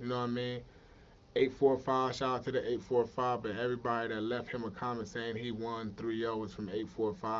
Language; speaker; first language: English; native; English